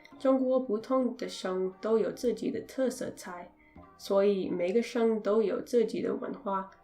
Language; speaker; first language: Chinese; non-native, learner; English